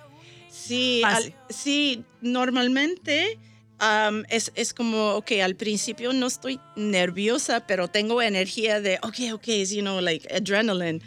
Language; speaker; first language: Spanish; early bilingual, heritage; Spanish